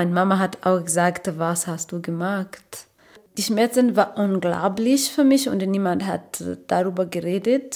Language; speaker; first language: German; non-native, learner; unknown